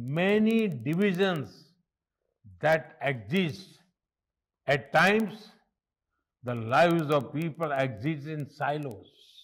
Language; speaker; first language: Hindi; non-native, local second language; Gujarati